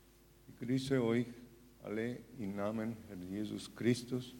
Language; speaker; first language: German; non-native, fluent; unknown